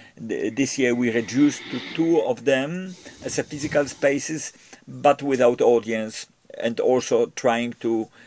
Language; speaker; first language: English; non-native, fluent; Polish